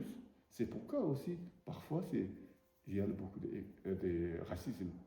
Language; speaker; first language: French; non-native, learner; Tibetan